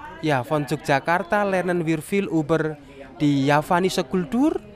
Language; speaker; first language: German; non-native, learner; Javanese